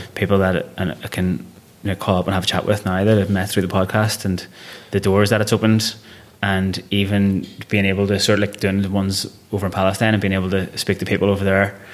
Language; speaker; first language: English; non-native, local second language; Irish